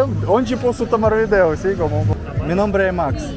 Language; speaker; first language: Portuguese; non-native, learner; Russian